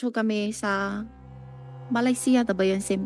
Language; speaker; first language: Filipino; non-native, learner; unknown